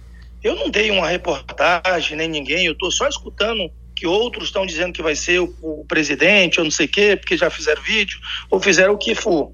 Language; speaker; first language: Portuguese; native; Portuguese